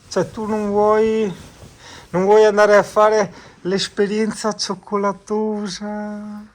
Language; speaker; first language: Italian; native; Italian